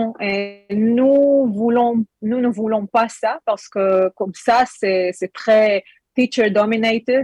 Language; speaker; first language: French; non-native, learner; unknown